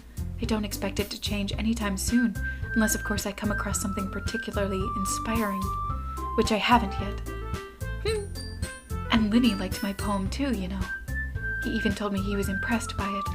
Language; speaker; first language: English; native; English